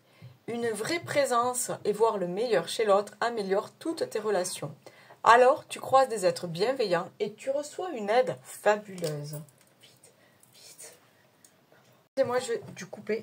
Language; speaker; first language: French; native; French